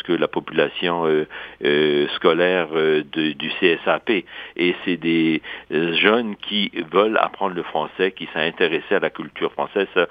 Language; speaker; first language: French; native; French